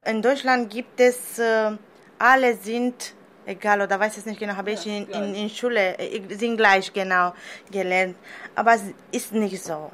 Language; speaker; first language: German; non-native, learner; Romanian